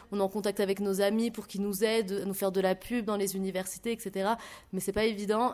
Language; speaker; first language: French; native; French